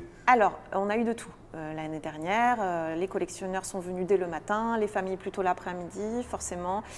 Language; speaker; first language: French; native; French